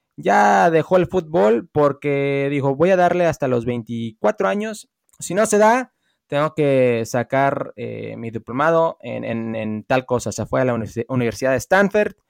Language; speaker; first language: Spanish; early bilingual, heritage; Spanish